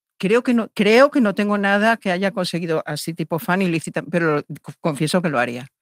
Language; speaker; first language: Spanish; native; Spanish